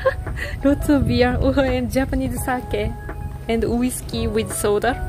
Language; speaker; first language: English; non-native, learner; Japanese